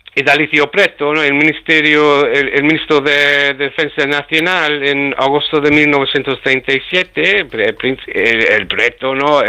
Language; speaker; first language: Spanish; early bilingual, heritage; Spanish